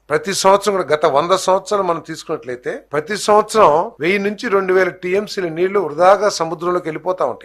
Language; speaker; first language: Telugu; native; Telugu